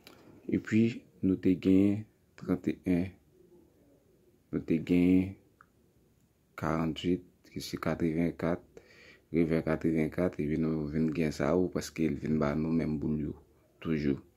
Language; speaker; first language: French; non-native, learner; Haitian Creole